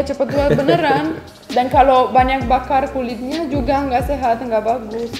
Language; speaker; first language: Indonesian; non-native, fluent; Romanian